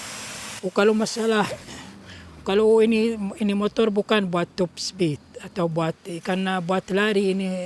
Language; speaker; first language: Indonesian; non-native, local second language; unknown